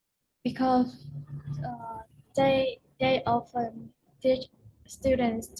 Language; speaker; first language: English; non-native, learner; Vietnamese